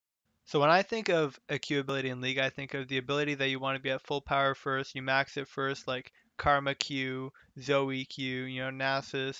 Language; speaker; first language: English; native; English